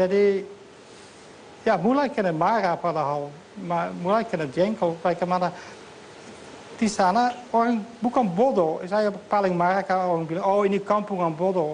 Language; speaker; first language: Indonesian; non-native, fluent; Dutch